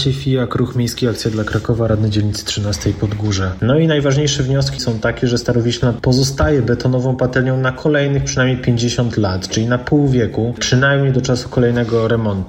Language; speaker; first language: Polish; native; Polish